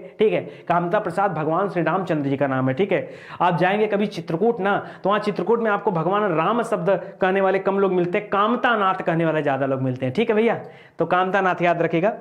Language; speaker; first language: Hindi; native; Hindi